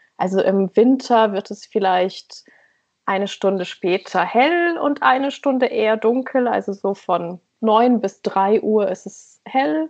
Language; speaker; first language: German; native; German